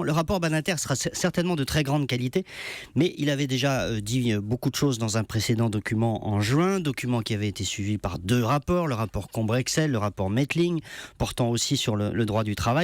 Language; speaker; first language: French; native; French